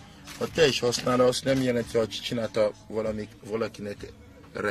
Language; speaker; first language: Hungarian; non-native, learner; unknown